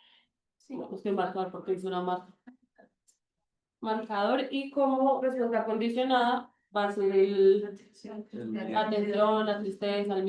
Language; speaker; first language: Spanish; native; Spanish